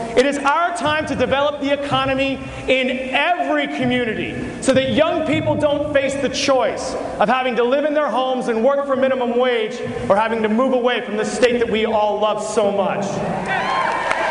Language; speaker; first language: English; native; English